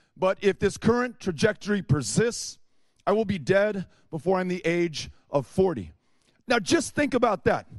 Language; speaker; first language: English; native; English